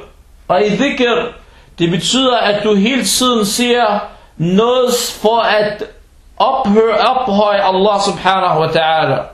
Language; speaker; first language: Danish; early bilingual, other home language; Arabic